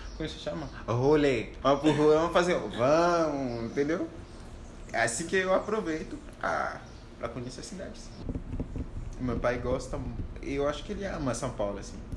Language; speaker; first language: Portuguese; non-native, fluent; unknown